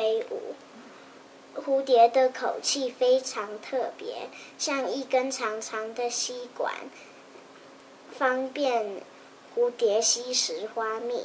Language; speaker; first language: Chinese; native; Chinese